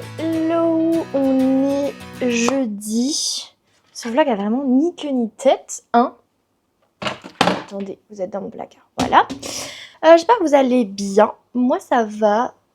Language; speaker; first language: French; native; French